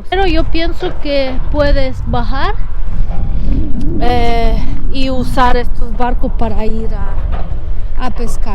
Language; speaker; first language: Spanish; non-native, fluent; Russian